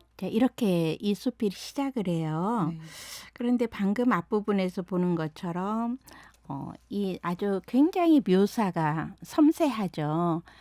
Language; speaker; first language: Korean; native; Korean